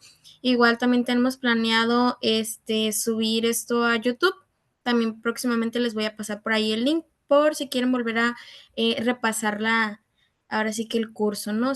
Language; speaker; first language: Spanish; native; Spanish